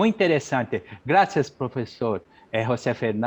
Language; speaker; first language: Spanish; non-native, learner; Portuguese